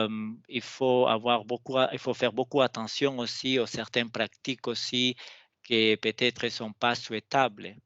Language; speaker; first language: French; non-native, fluent; Spanish